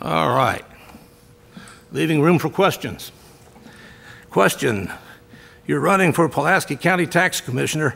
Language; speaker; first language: English; native; English